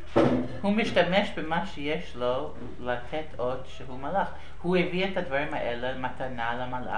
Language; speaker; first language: Hebrew; non-native, fluent; English